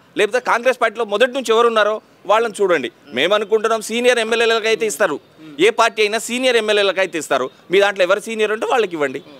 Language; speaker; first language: Telugu; non-native, local second language; Lambadi